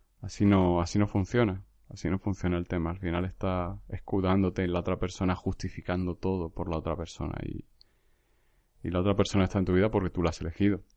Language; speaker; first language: Spanish; native; Spanish